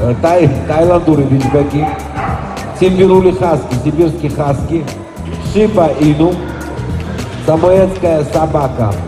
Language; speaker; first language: Russian; non-native, fluent; Georgian